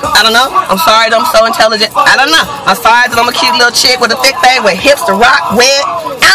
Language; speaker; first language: English; native; English